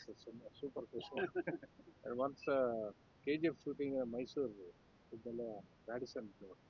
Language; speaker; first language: Kannada; non-native, learner; Telugu